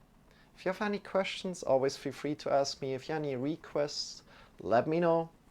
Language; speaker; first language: English; non-native, fluent; German